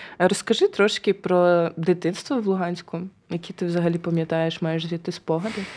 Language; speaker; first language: Ukrainian; native; Ukrainian